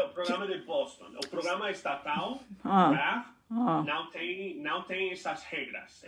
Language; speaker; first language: Portuguese; non-native, fluent; English